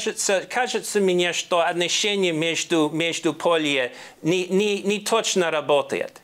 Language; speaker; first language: Russian; non-native, learner; English